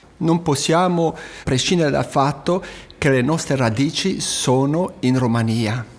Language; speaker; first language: Italian; non-native, fluent; Romanian